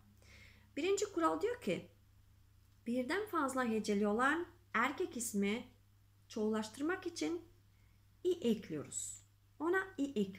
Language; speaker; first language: Turkish; non-native, fluent; Macedonian